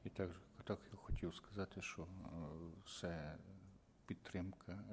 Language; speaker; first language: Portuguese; non-native, fluent; Ukrainian